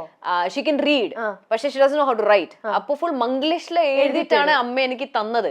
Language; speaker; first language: Malayalam; early bilingual, heritage; Malayalam